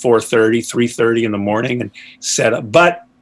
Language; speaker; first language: English; native; English